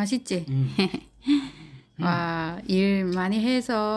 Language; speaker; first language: Korean; non-native, learner; Vietnamese